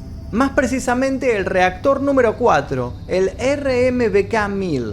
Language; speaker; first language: Spanish; native; Spanish